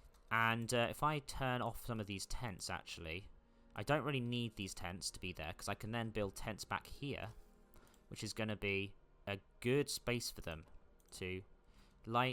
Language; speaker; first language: English; native; English